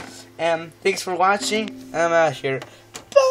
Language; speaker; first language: English; native; English